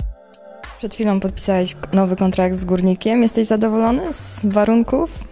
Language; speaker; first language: Polish; native; Polish